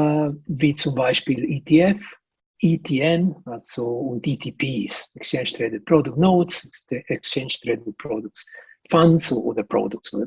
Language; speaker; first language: German; non-native, local second language; Italian